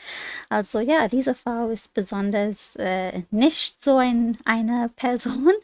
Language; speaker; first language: German; non-native, fluent; English